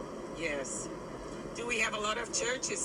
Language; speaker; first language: English; non-native, learner; Portuguese